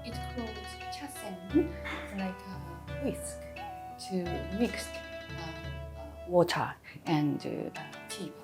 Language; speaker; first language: English; non-native, fluent; Japanese